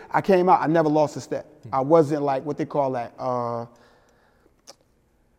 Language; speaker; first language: English; native; English